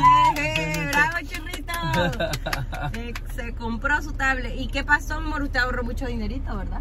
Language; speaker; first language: Spanish; native; Spanish